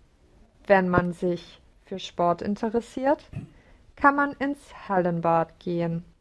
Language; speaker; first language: German; non-native, learner; English